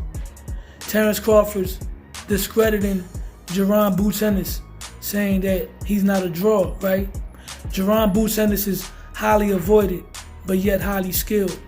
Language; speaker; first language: English; native; English